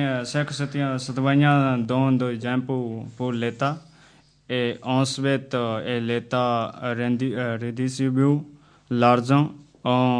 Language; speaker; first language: French; non-native, learner; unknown